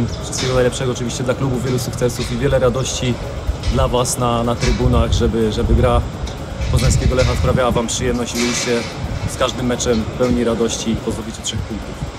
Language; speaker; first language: Polish; native; Polish